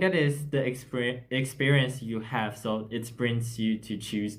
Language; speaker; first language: English; non-native, learner; Chinese